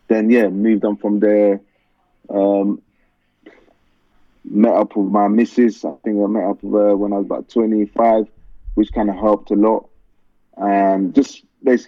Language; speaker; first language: English; early bilingual, other home language; French